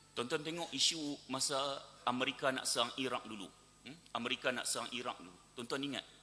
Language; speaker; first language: Malay; native; Malay